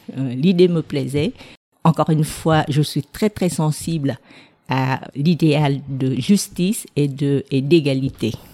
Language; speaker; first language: French; non-native, fluent; Vietnamese